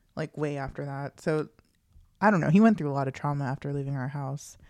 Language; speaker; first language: English; early bilingual, other home language; Filipino